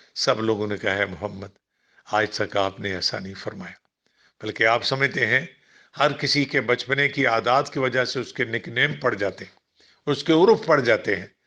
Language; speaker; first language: Urdu; non-native, local second language; Punjabi